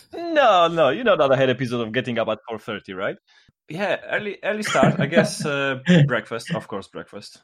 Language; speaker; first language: English; non-native, fluent; Polish